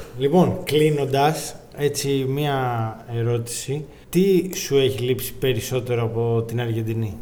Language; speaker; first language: Greek; native; Greek